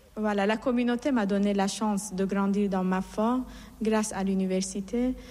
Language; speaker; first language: French; non-native, fluent; Persian